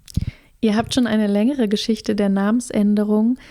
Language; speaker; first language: German; native; German